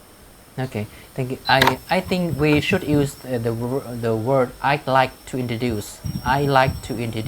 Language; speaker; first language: English; non-native, fluent; Vietnamese